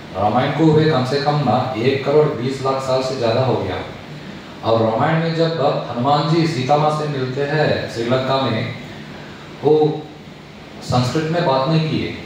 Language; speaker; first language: Hindi; non-native, local second language; Telugu